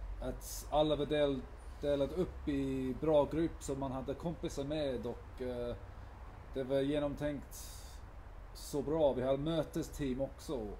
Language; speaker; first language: Swedish; non-native, fluent; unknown